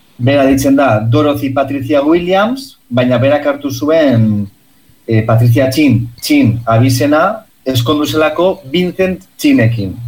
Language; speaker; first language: Basque; non-native, local second language; Spanish